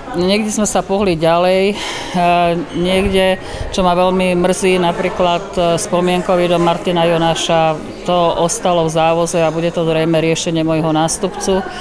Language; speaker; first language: Slovak; native; Slovak